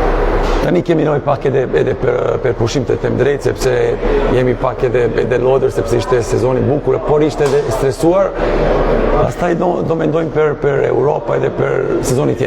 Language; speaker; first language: Albanian; non-native, learner; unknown